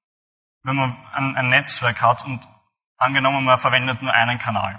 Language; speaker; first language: German; native; German